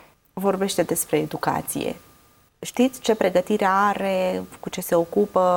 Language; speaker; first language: Romanian; native; Romanian